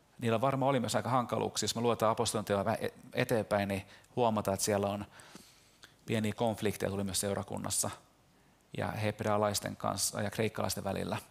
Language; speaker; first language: Finnish; early bilingual, heritage; Finnish